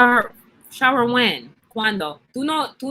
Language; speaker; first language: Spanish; non-native, learner; English